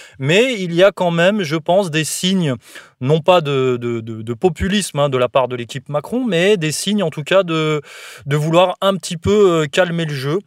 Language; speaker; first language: French; native; French